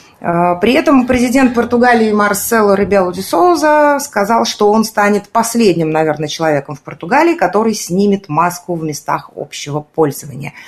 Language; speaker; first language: Russian; native; Russian